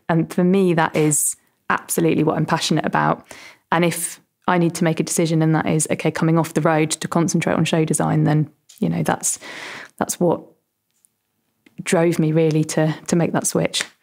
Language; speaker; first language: English; native; English